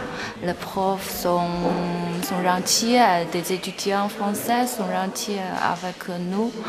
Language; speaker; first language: French; non-native, learner; Chinese